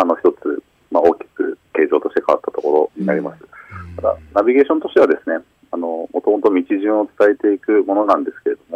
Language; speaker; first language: Japanese; native; Japanese